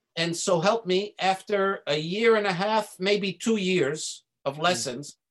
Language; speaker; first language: English; native; English